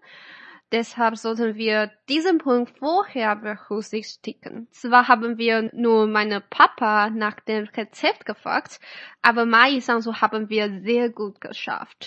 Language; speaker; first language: German; non-native, fluent; Chinese